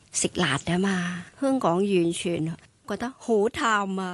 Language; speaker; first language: Cantonese; non-native, learner; Thai